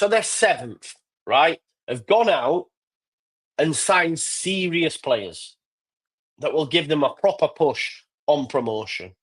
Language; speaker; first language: English; native; English